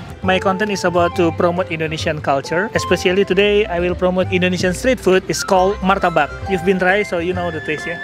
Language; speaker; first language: English; non-native, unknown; Indonesian